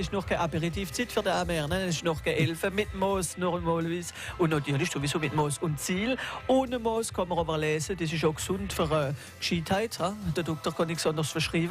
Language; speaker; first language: German; native; German